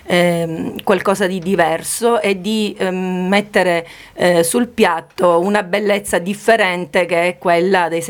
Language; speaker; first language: Italian; native; Italian